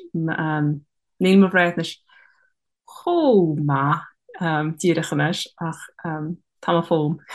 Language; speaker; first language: Irish; non-native, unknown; English